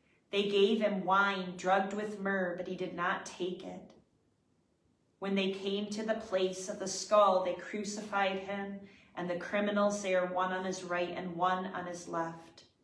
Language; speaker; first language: English; native; English